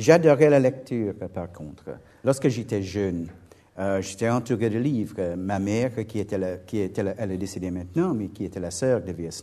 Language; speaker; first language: French; non-native, fluent; English